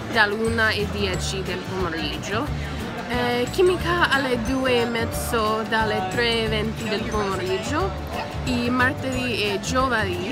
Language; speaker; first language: Italian; non-native, learner; English